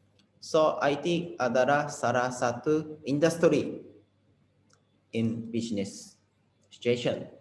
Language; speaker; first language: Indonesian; non-native, fluent; Japanese